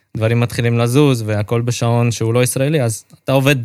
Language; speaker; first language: Hebrew; non-native, fluent; Russian